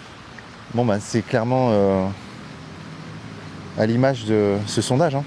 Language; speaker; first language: French; native; French